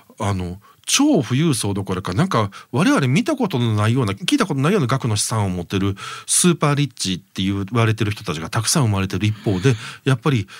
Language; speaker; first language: Japanese; native; Japanese